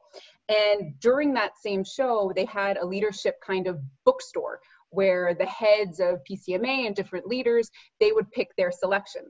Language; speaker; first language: English; native; English